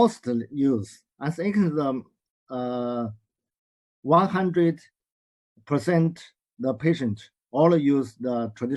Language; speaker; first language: English; non-native, learner; Chinese